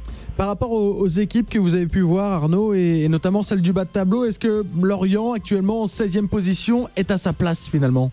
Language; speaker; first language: French; native; French